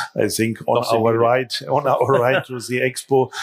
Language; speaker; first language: English; non-native, fluent; German